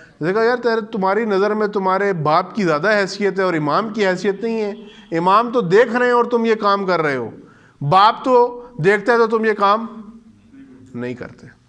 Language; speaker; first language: Urdu; non-native, local second language; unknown